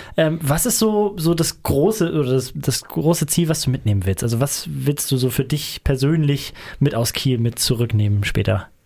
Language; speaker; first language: German; native; German